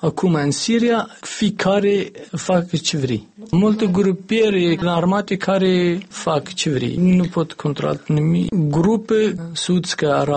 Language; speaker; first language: Romanian; non-native, learner; Arabic